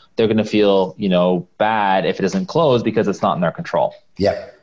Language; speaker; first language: English; native; English